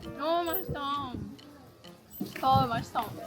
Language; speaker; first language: Korean; non-native, fluent; Russian